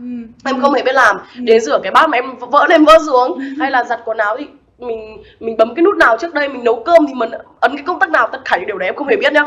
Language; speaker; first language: Vietnamese; native; Vietnamese